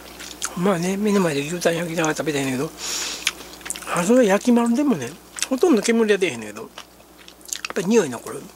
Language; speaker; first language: Japanese; native; Japanese